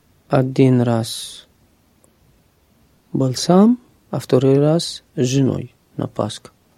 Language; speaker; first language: Ukrainian; non-native, learner; Arabic